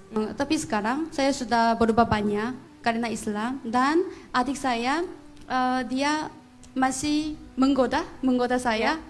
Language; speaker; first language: Indonesian; non-native, fluent; Korean